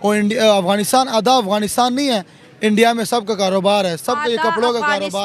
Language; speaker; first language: Hindi; non-native, local second language; Pashto